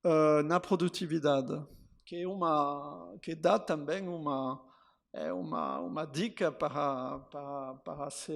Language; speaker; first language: Portuguese; non-native, fluent; French